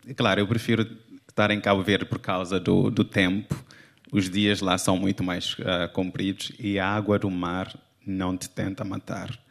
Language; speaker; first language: Portuguese; non-native, local second language; Kabuverdianu